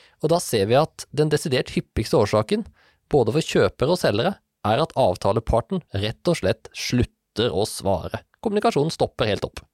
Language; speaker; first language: Norwegian; native; Norwegian